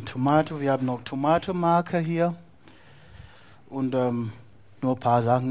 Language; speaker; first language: German; non-native, fluent; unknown